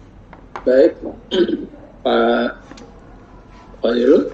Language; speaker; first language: Indonesian; non-native, local second language; Javanese